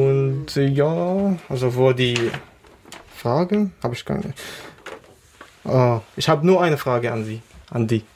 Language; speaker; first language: German; non-native, learner; Arabic